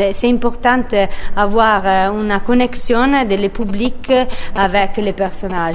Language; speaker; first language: French; non-native, learner; Italian